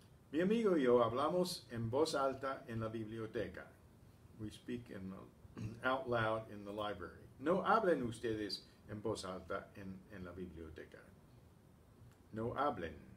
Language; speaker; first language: Spanish; non-native, fluent; English